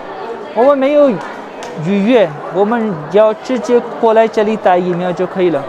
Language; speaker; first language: Chinese; non-native, learner; Urdu